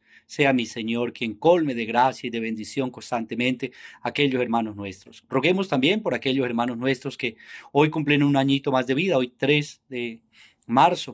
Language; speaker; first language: Spanish; native; Spanish